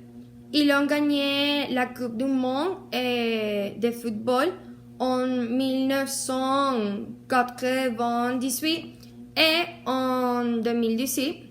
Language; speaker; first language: French; non-native, learner; Spanish